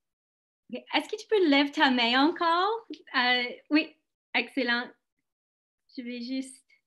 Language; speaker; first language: French; non-native, local second language; English